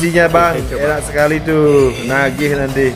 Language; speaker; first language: Indonesian; native; Indonesian